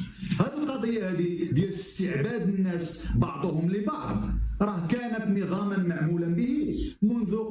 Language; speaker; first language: Arabic; native; Arabic